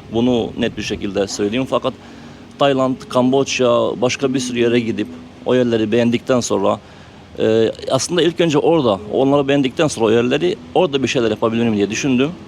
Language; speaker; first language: Turkish; native; Turkish